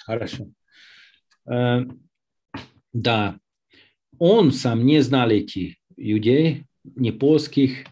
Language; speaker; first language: Russian; non-native, learner; Hungarian